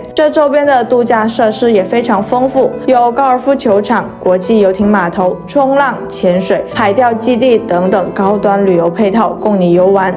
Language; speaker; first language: Chinese; native; Chinese